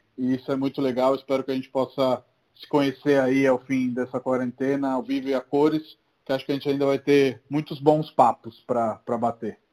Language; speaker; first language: Portuguese; non-native, fluent; Italian